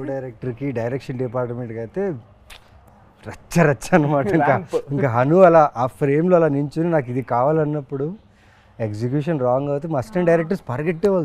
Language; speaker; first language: Telugu; native; Telugu